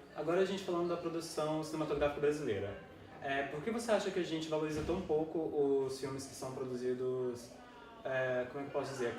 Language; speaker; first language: Portuguese; native; Portuguese